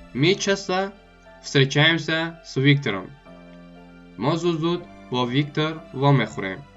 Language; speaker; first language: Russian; non-native, local second language; Tajik